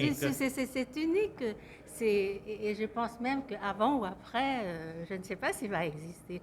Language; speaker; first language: French; non-native, fluent; Lao